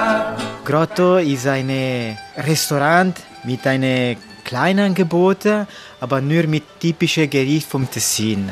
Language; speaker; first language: German; non-native, learner; Italian